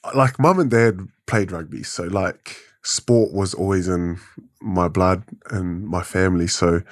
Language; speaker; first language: English; native; English